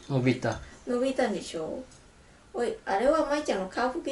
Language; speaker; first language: Japanese; non-native, learner; Vietnamese